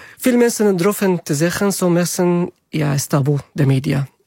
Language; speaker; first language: Dutch; non-native, learner; Arabic